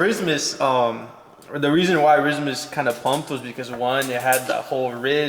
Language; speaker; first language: English; native; English